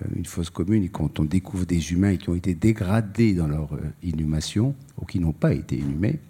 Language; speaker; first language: French; native; French